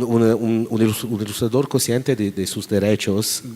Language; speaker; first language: Spanish; non-native, learner; Italian